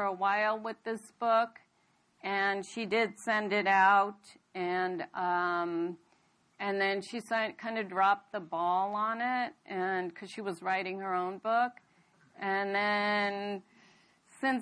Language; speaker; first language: English; native; English